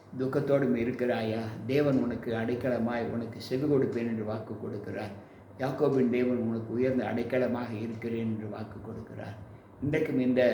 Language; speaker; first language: Tamil; native; Tamil